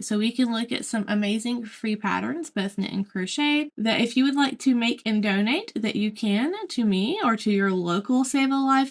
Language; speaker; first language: English; native; English